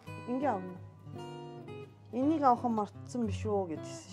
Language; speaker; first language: Mongolian; non-native, fluent; Japanese